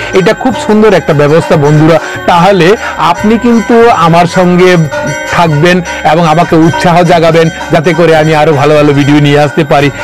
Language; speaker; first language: Bangla; non-native, local second language; Kok Borok